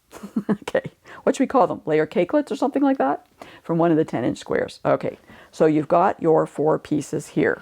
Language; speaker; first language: English; native; English